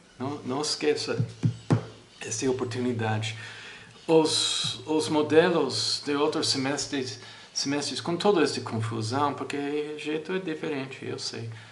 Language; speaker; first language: Portuguese; non-native, fluent; English